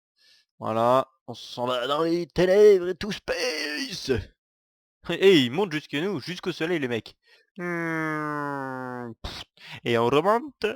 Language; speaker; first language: French; native; French